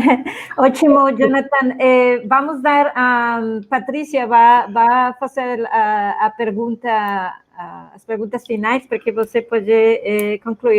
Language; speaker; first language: Portuguese; non-native, fluent; Spanish